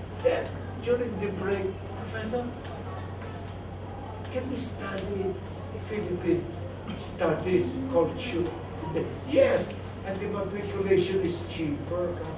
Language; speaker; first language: English; non-native, local second language; Filipino